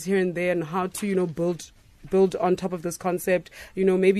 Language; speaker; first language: English; non-native, local second language; Xhosa